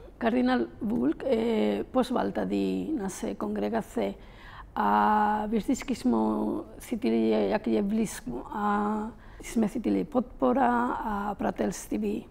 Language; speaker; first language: Czech; non-native, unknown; Spanish